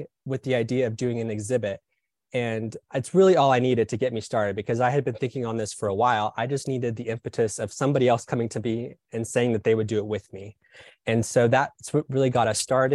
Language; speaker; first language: English; native; English